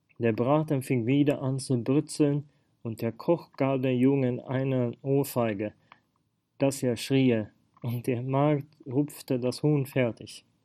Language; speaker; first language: German; non-native, fluent; Swedish